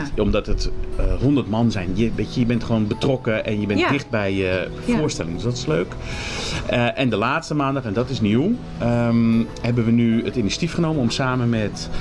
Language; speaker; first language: Dutch; native; Dutch